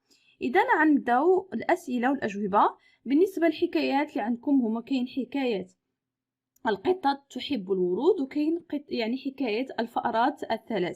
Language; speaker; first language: Arabic; native; Arabic